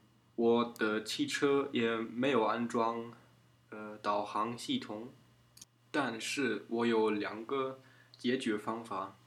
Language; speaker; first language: Chinese; non-native, fluent; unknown